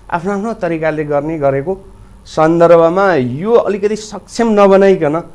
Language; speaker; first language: Nepali; native; Nepali